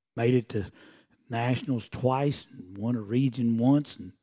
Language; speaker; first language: English; native; English